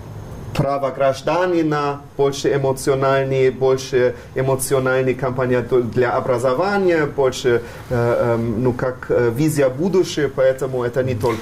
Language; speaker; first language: Russian; non-native, fluent; German